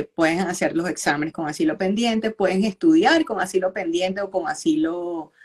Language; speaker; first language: Spanish; native; Spanish